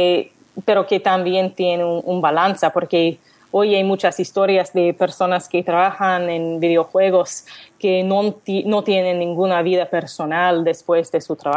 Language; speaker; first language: Spanish; non-native, learner; English